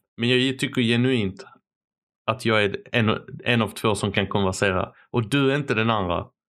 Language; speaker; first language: Swedish; early bilingual, other home language; Arabic